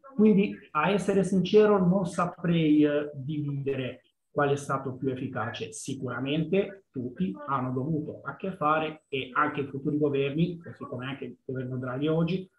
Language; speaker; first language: Italian; non-native, fluent; Albanian